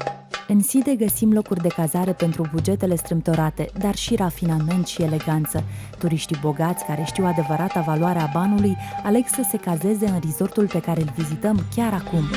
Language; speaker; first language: Romanian; native; Romanian